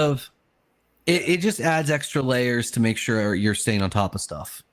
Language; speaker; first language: English; native; English